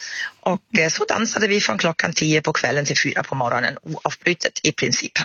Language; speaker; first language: Swedish; non-native, fluent; German